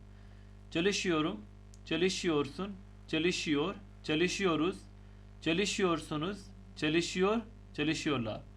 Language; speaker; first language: Turkish; non-native, fluent; Urdu